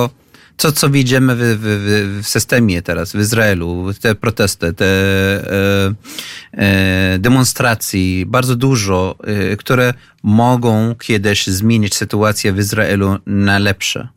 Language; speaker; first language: Polish; non-native, fluent; Arabic